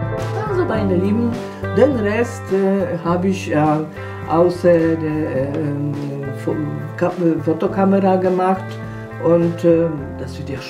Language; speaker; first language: German; non-native, fluent; Polish